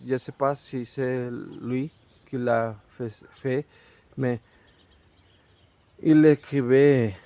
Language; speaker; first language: French; non-native, fluent; Spanish